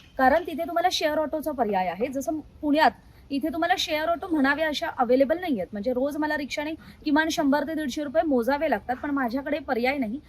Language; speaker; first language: Marathi; native; Marathi